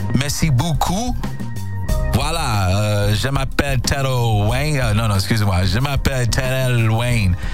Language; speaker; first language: French; non-native, fluent; English